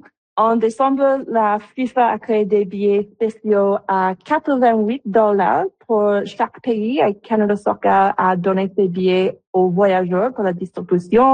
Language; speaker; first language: French; non-native, local second language; English